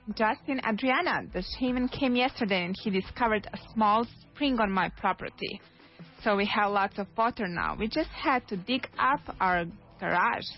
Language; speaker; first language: English; non-native, fluent; Serbian